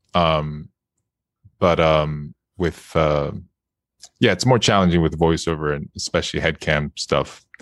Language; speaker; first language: English; non-native, fluent; Japanese